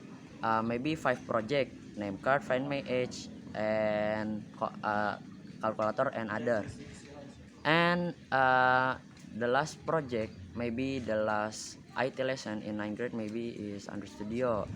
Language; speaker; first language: English; non-native, learner; Indonesian